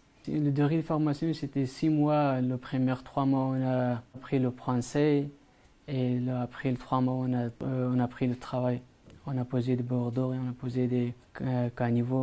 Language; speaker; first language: French; non-native, learner; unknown